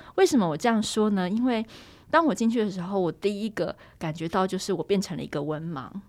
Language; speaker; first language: Chinese; native; Chinese